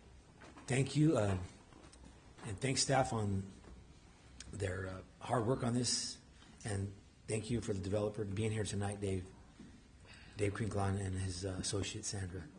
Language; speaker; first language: English; native; English